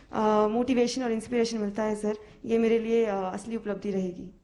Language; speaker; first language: Hindi; native; Hindi